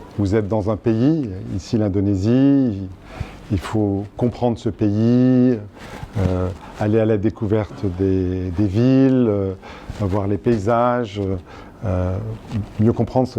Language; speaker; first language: French; native; French